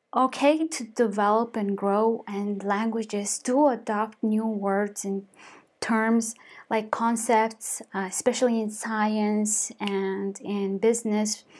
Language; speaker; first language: English; non-native, fluent; Mongolian